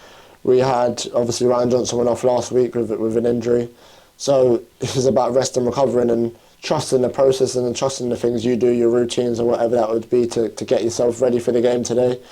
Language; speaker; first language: English; native; English